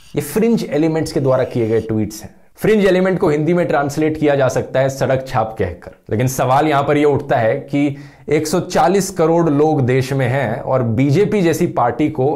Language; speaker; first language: Hindi; native; Hindi